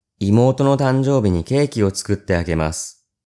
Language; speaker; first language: Japanese; native; Japanese